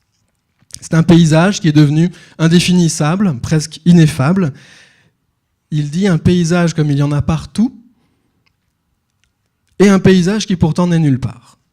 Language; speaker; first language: French; native; French